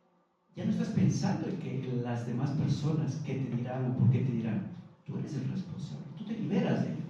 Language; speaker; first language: Spanish; native; Spanish